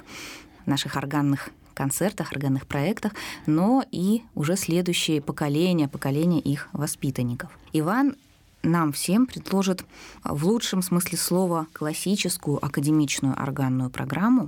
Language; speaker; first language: Russian; native; Russian